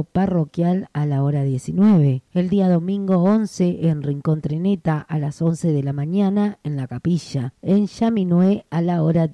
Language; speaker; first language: Spanish; native; Spanish